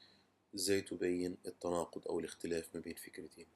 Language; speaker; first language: Arabic; native; Arabic